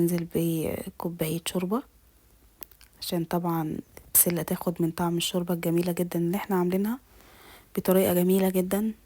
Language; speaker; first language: Arabic; native; Arabic